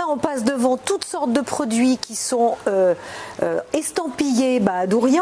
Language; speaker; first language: French; native; French